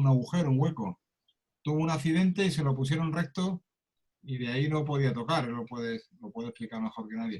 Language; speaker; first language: Spanish; native; Spanish